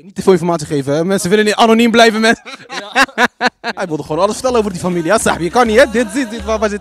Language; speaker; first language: Dutch; early bilingual, other home language; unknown